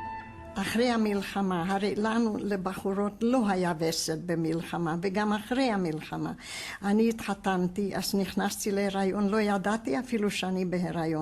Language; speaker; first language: Hebrew; non-native, fluent; Hungarian